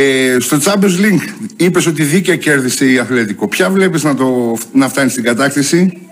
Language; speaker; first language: Greek; native; Greek